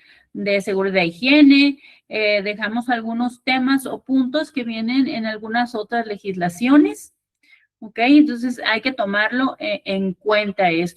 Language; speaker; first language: Spanish; native; Spanish